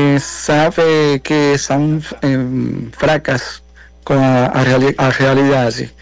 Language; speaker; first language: Portuguese; non-native, learner; Spanish